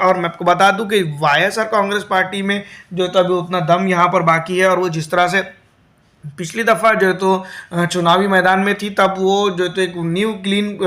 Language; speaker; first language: Hindi; native; Hindi